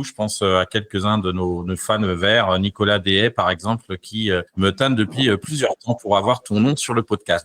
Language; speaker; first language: French; native; French